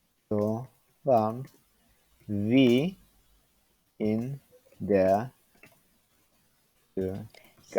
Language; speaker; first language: German; non-native, fluent; Spanish